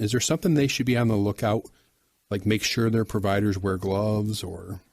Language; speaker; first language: English; native; English